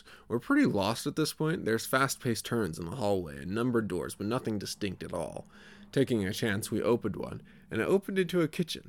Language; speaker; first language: English; native; English